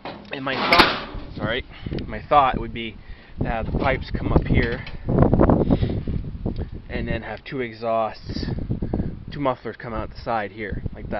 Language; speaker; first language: English; native; English